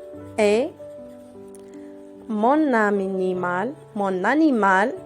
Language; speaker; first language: French; non-native, local second language; Arabic